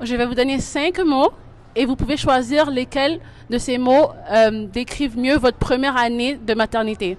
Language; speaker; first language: French; non-native, local second language; English